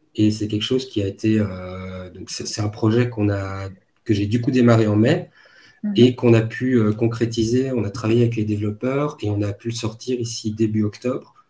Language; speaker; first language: French; native; French